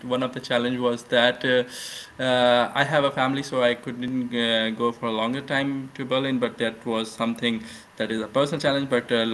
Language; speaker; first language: English; non-native, local second language; Hindi